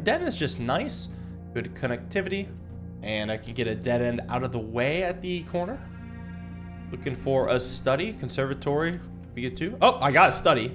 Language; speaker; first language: English; native; English